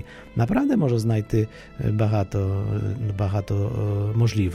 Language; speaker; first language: Polish; non-native, fluent; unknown